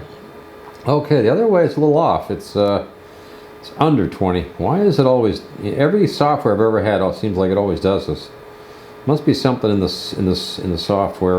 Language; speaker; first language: English; native; English